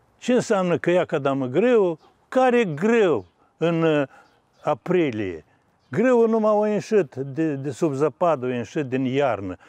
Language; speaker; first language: Romanian; native; Romanian